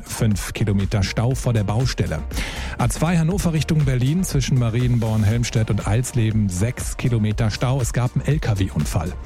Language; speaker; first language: German; native; German